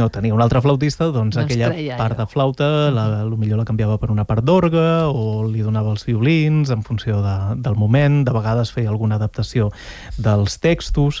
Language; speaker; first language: Catalan; native; Catalan